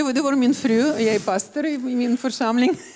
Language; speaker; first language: Swedish; non-native, learner; Russian